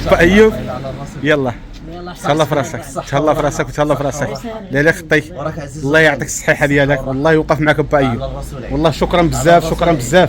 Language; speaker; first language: Arabic; native; Arabic